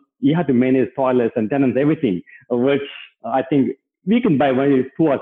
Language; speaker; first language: English; non-native, local second language; Telugu